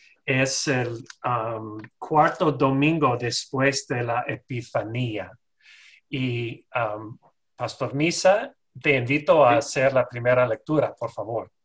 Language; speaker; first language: Spanish; non-native, fluent; English